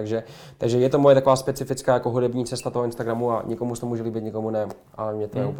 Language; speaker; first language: Czech; native; Czech